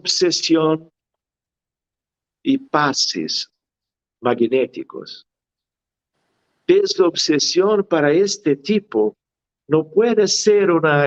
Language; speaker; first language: Spanish; non-native, fluent; Portuguese